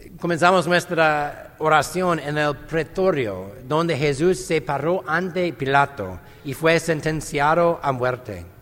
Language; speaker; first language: Spanish; non-native, fluent; English